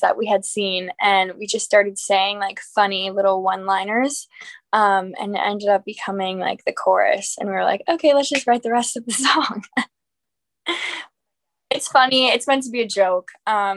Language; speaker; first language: English; native; English